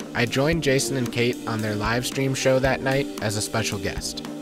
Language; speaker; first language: English; native; English